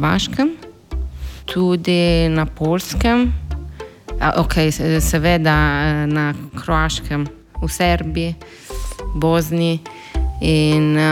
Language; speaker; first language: Slovenian; non-native, fluent; Italian